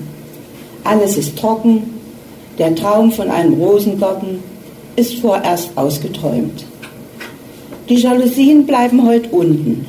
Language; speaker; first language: German; native; German